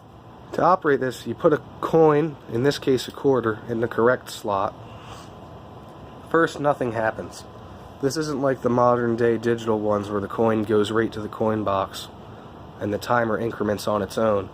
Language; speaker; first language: English; native; English